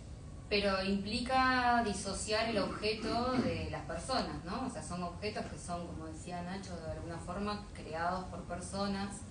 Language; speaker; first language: Spanish; native; Spanish